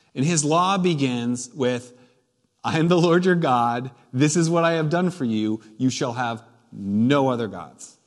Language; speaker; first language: English; native; English